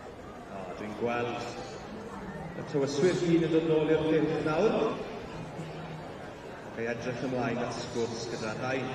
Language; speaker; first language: Welsh; native; Welsh